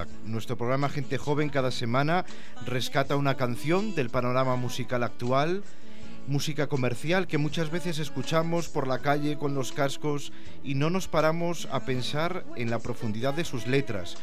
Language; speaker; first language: Spanish; native; Spanish